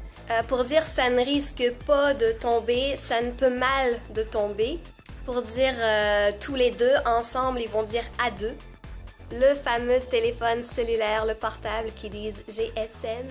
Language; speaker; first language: French; native; French